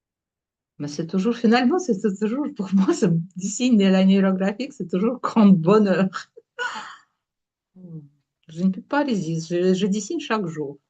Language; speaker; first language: French; non-native, learner; Russian